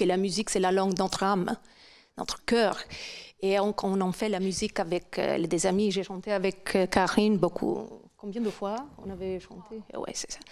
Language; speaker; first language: French; non-native, fluent; Albanian